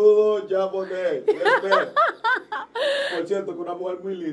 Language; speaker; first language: Spanish; native; Spanish